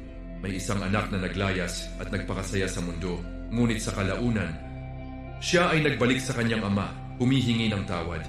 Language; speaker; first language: Filipino; native; Filipino